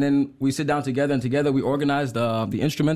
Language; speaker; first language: English; native; English